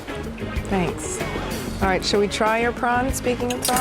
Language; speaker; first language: English; native; English